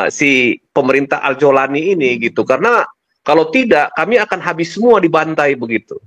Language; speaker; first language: Indonesian; native; Indonesian